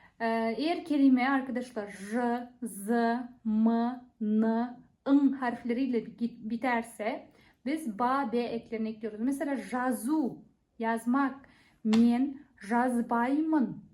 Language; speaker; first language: Turkish; non-native, fluent; Kazakh